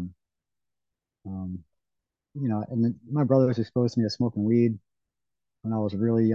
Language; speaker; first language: English; native; English